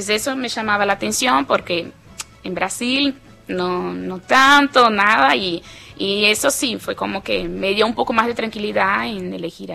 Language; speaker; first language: Spanish; non-native, fluent; Portuguese